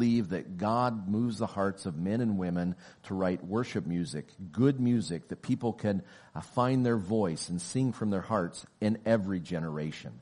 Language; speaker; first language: English; native; English